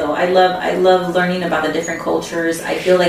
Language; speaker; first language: English; early bilingual, other home language; Spanish